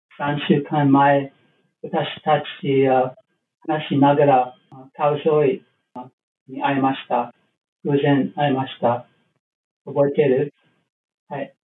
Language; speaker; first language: Japanese; non-native, learner; English